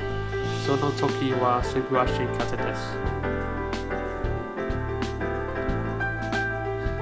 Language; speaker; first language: Japanese; non-native, learner; English